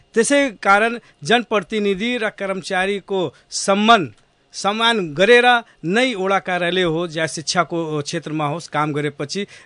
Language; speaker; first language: Nepali; non-native, local second language; Awadhi